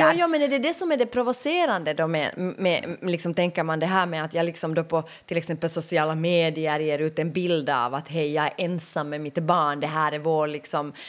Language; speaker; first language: Swedish; native; Swedish